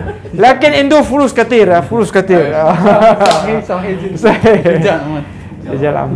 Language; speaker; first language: Arabic; non-native, fluent; Indonesian